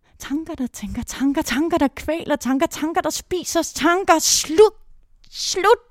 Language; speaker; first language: Danish; native; Danish